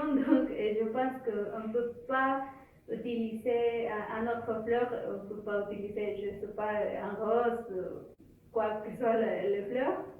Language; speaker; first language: French; non-native, learner; Spanish